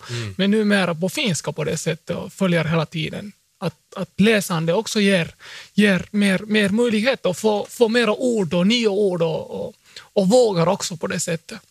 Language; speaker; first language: Swedish; early bilingual, other home language; Somali